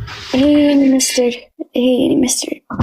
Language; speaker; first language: Amharic; non-native, learner; English